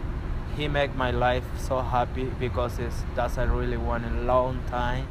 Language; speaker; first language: English; non-native, learner; Spanish